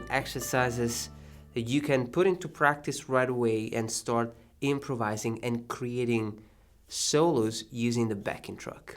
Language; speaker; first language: English; non-native, fluent; Italian